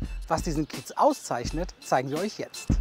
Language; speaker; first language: German; native; German